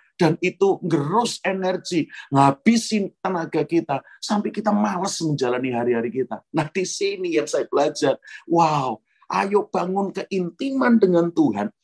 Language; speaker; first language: Indonesian; native; Indonesian